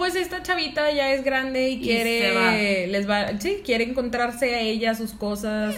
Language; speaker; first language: Spanish; native; Spanish